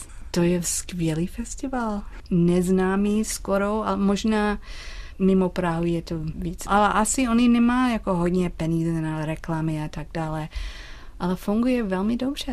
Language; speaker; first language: Czech; non-native, fluent; English